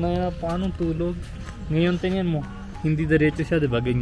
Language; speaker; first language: Filipino; non-native, learner; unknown